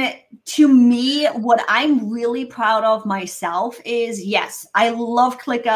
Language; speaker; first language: English; non-native, fluent; German